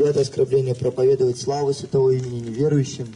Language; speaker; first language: Russian; native; Russian